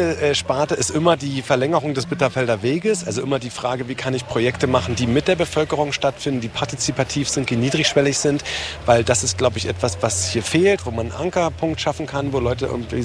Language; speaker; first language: German; native; German